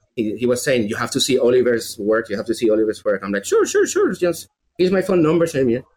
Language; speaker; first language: English; non-native, fluent; Spanish